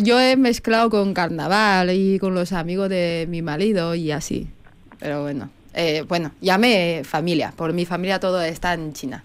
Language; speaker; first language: Spanish; non-native, learner; Chinese